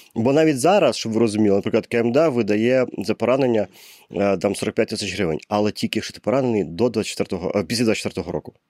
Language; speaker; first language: Ukrainian; non-native, local second language; Russian